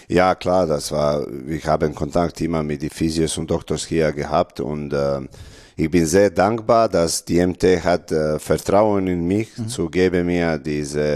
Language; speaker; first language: German; non-native, learner; Serbian